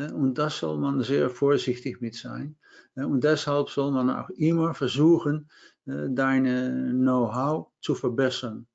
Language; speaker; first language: German; non-native, learner; Dutch